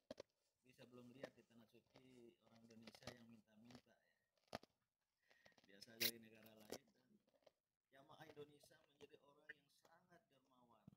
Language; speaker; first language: Indonesian; native; Indonesian